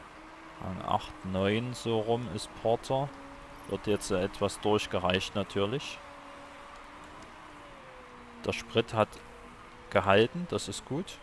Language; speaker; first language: German; native; German